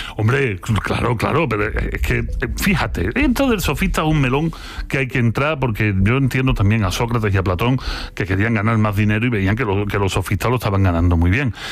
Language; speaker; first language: Spanish; native; Spanish